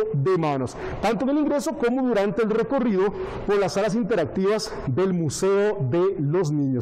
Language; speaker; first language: Spanish; native; Spanish